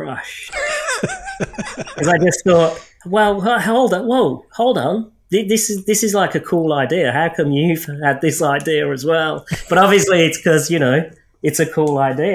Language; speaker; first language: English; native; English